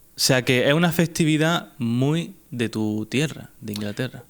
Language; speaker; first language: Spanish; native; Spanish